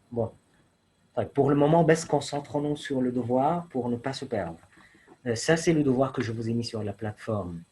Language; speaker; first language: French; non-native, fluent; Arabic